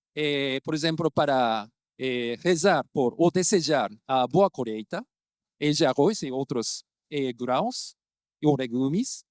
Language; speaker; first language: Portuguese; non-native, fluent; Japanese